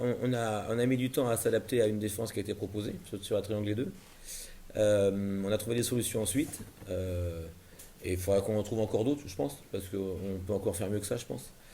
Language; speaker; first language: French; native; French